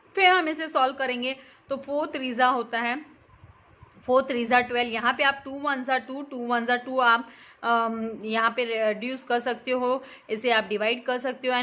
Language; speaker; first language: Hindi; non-native, local second language; Marathi